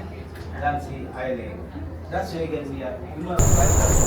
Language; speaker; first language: German; non-native, learner; Sinhala